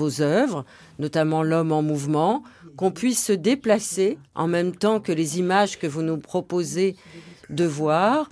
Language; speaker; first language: French; native; French